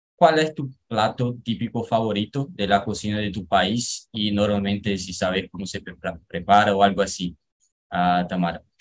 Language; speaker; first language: Spanish; non-native, fluent; Portuguese